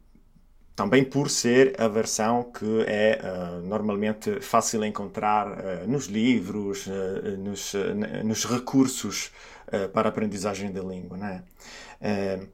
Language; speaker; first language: Portuguese; non-native, fluent; Italian